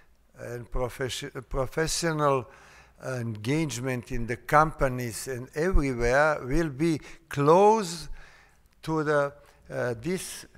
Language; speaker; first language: English; non-native, fluent; Serbian